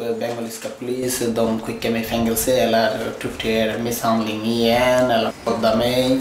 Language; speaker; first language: Swedish; non-native, learner; Bangla